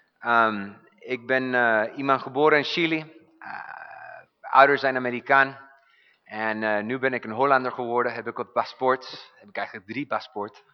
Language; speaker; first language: Dutch; non-native, fluent; English